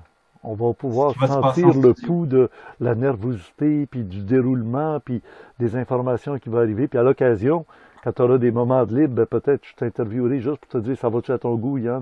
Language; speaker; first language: French; native; French